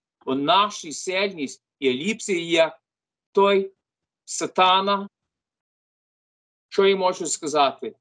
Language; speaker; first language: Ukrainian; early bilingual, heritage; Ukrainian